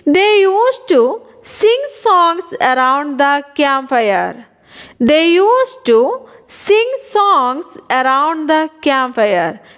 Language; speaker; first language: English; non-native, local second language; Malayalam